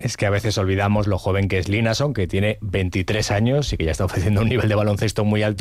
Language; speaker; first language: Spanish; native; Spanish